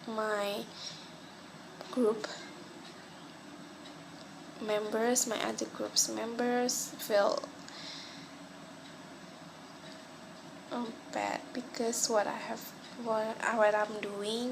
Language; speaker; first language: English; non-native, local second language; Malay